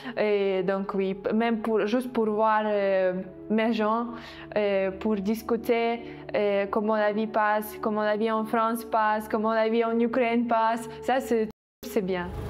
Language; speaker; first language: French; non-native, fluent; Ukrainian